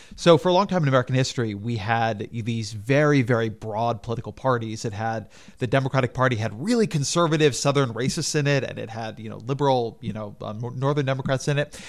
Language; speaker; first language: English; native; English